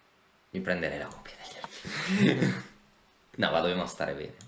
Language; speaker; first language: Italian; native; Italian